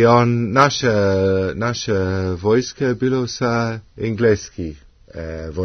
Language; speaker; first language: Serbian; non-native, learner; English